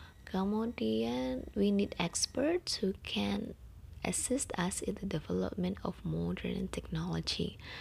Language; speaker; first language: English; non-native, fluent; Indonesian